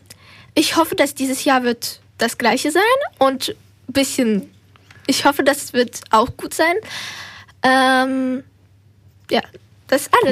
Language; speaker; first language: German; non-native, learner; Ukrainian